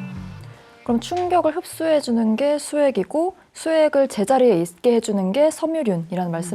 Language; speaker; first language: Korean; native; Korean